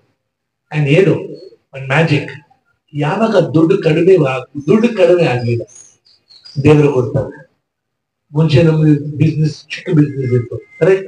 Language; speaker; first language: Kannada; non-native, local second language; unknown